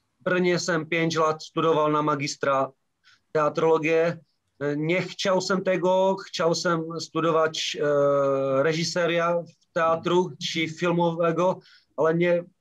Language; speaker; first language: Polish; non-native, learner; Czech